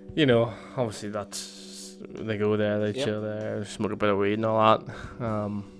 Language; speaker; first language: English; native; English